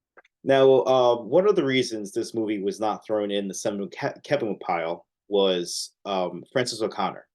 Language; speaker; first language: English; native; English